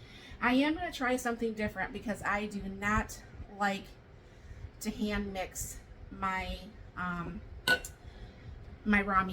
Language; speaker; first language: English; native; English